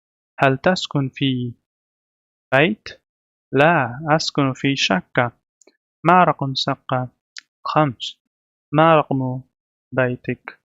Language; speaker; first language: Arabic; non-native, learner; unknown